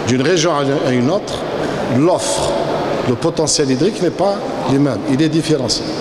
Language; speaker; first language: French; non-native, local second language; Arabic